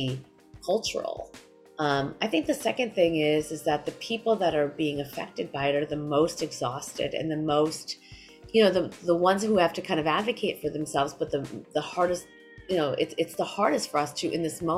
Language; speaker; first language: English; native; English